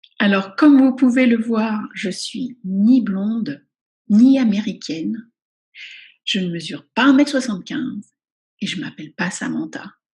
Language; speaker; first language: French; native; French